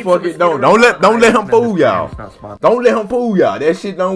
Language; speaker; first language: English; native; English